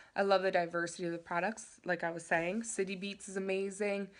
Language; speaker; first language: English; native; English